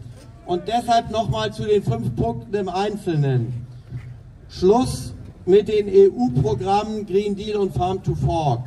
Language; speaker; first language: German; native; German